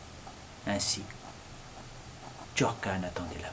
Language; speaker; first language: French; native; French